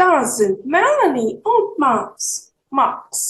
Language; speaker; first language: German; non-native, fluent; Ukrainian